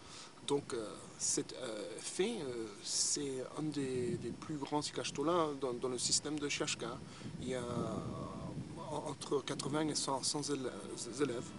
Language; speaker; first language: French; early bilingual, heritage; English